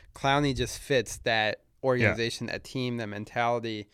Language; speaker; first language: English; native; English